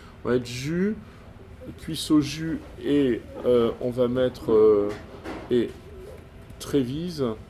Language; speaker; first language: French; native; French